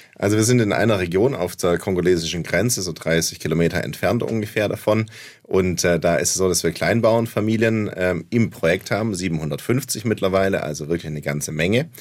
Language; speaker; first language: German; native; German